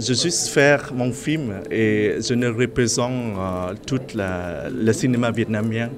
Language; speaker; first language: French; non-native, learner; Vietnamese